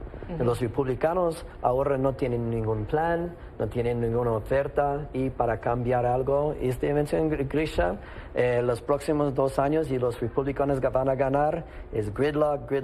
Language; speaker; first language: Spanish; non-native, fluent; English